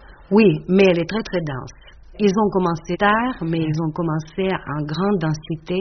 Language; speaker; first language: French; non-native, fluent; Russian